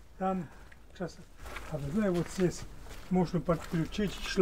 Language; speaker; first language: Russian; non-native, learner; German